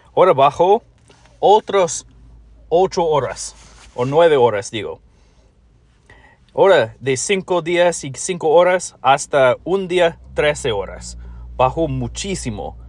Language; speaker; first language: Spanish; non-native, learner; English